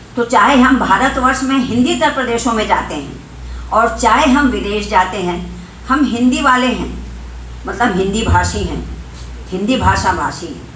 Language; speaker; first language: Hindi; native; Hindi